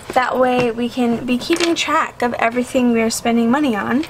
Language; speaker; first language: English; native; English